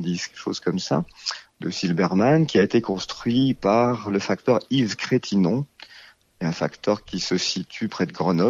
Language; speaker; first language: French; native; French